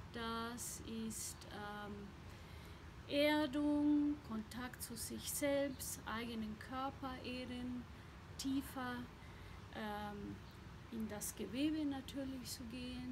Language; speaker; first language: German; non-native, fluent; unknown